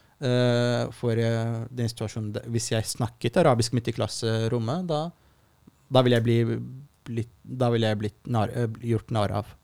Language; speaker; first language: Norwegian; non-native, fluent; Arabic